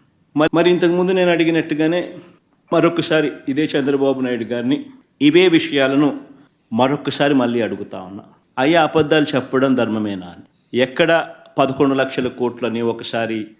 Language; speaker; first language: Telugu; native; Telugu